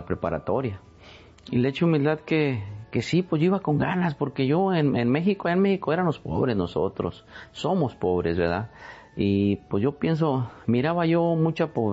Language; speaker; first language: Spanish; native; Spanish